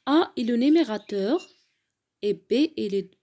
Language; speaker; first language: French; non-native, local second language; Arabic